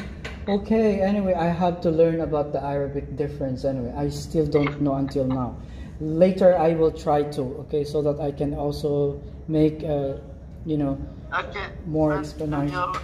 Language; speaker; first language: English; non-native, fluent; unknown